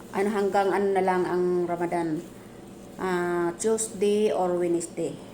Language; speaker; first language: Filipino; non-native, local second language; Bikol